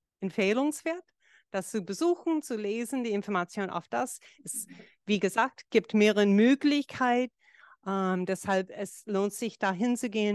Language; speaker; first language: German; non-native, fluent; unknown